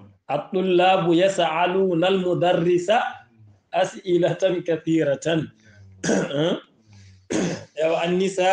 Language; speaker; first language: Arabic; non-native, fluent; Fula